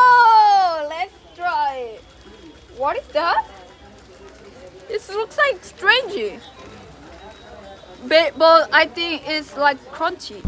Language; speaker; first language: English; non-native, learner; Korean